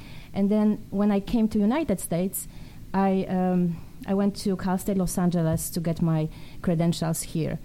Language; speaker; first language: English; non-native, fluent; Polish